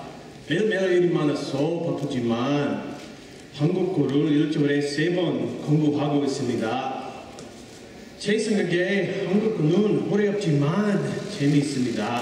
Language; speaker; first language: Korean; non-native, learner; English